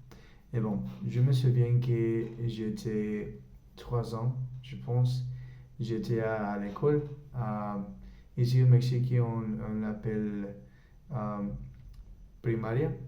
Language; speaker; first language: French; non-native, learner; Spanish